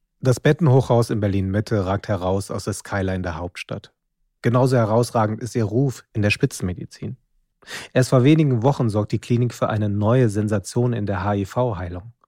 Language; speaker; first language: German; native; German